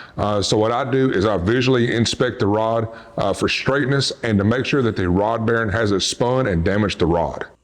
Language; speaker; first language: English; native; English